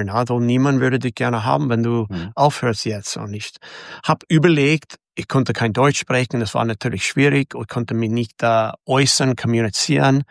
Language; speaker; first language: German; non-native, fluent; English